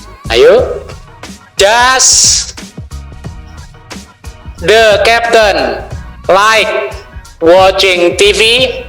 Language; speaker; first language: English; non-native, fluent; Indonesian